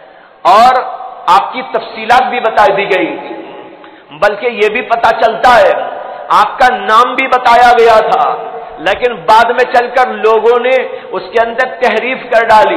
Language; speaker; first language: Urdu; native; Urdu